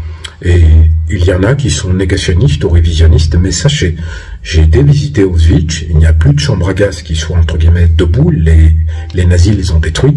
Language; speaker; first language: French; native; French